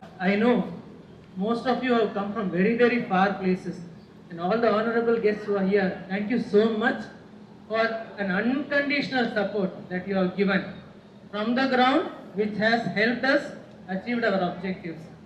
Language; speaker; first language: English; non-native, local second language; Telugu